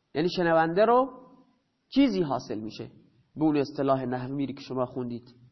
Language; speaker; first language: Persian; non-native, local second language; Baluchi